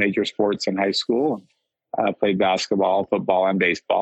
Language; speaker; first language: English; native; English